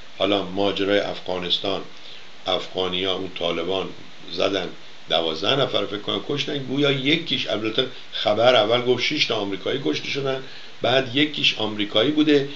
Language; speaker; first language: Persian; native; Persian